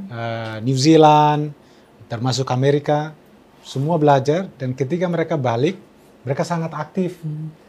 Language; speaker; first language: Indonesian; non-native, local second language; Tetum